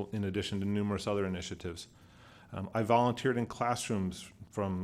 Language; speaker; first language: English; native; English